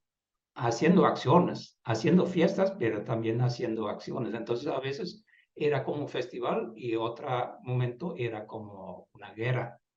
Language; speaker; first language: Spanish; non-native, fluent; Dutch